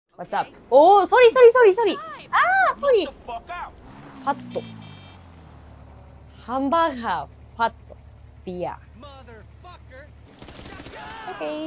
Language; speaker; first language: English; non-native, learner; Japanese